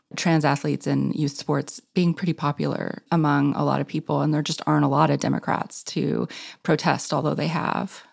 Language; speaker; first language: English; native; English